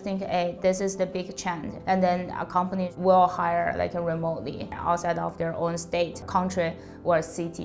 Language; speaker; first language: English; non-native, fluent; Chinese